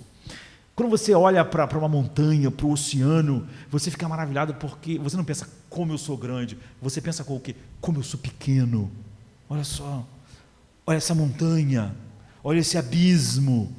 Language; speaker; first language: Portuguese; native; Portuguese